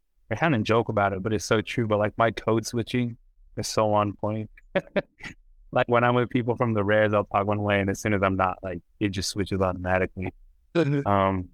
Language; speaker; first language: English; native; English